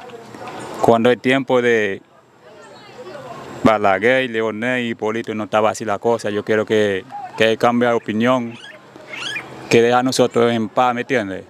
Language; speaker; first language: Spanish; non-native, fluent; Haitian Creole